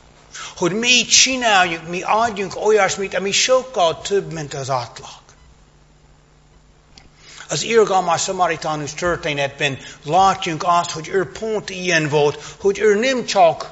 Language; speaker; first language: Hungarian; non-native, fluent; English